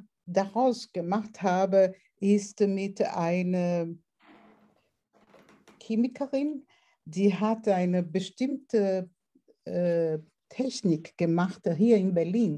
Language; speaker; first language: German; non-native, fluent; Portuguese